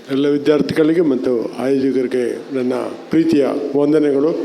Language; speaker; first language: Kannada; non-native, local second language; Tulu